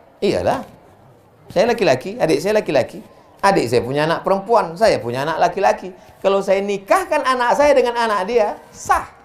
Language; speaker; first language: Indonesian; native; Indonesian